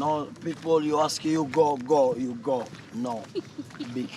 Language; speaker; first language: English; non-native, learner; Swahili